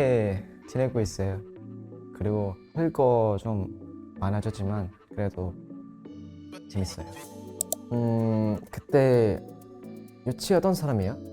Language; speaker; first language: Korean; non-native, local second language; Thai